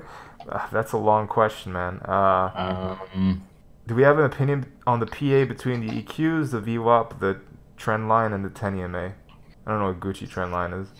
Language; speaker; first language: English; native; English